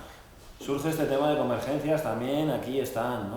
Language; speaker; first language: Spanish; native; Spanish